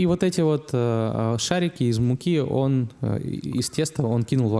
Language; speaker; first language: Russian; native; Russian